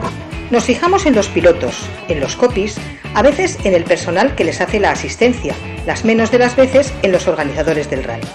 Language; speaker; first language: Spanish; native; Spanish